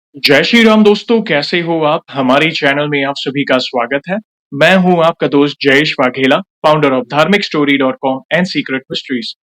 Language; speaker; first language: Hindi; native; Hindi